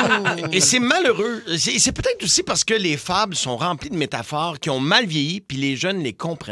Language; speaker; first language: French; native; French